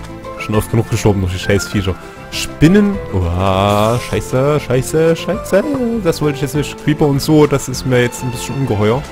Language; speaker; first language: German; native; German